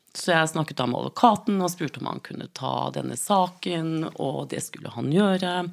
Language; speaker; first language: Norwegian; native; Norwegian